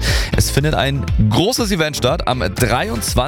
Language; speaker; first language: German; native; German